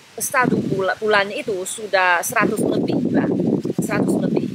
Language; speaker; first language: Indonesian; non-native, fluent; Chinese